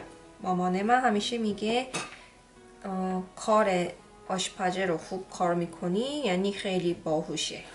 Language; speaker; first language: Persian; non-native, learner; Korean